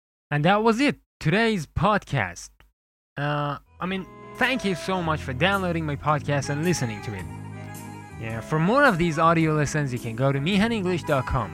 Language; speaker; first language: English; non-native, fluent; Persian